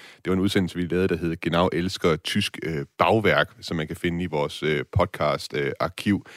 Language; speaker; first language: Danish; native; Danish